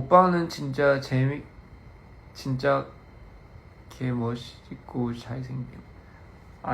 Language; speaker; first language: Korean; early bilingual, heritage; Korean